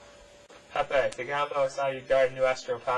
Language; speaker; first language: Spanish; non-native, learner; English